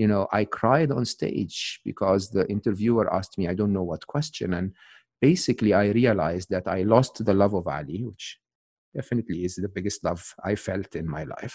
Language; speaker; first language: English; non-native, fluent; Arabic